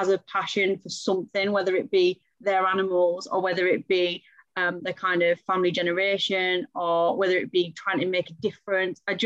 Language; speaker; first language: English; native; English